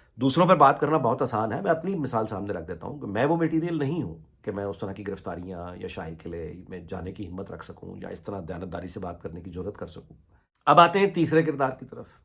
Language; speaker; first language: Urdu; native; Urdu